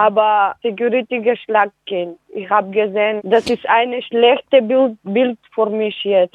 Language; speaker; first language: German; non-native, learner; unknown